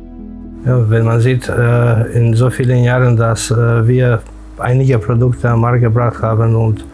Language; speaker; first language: German; non-native, fluent; Croatian